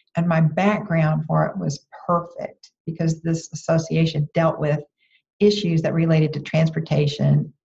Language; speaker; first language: English; native; English